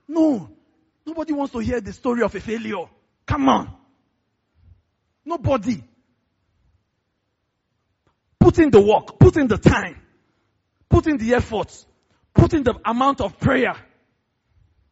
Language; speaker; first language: English; non-native, local second language; Yoruba